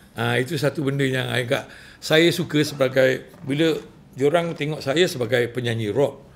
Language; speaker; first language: Malay; native; Malay